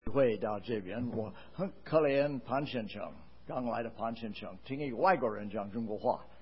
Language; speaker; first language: Chinese; non-native, fluent; English